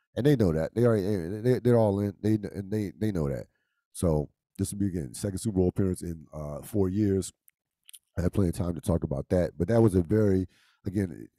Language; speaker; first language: English; native; English